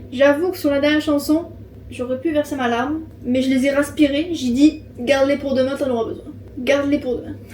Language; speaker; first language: French; native; French